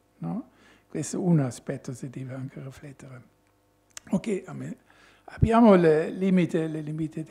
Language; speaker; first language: Italian; non-native, fluent; German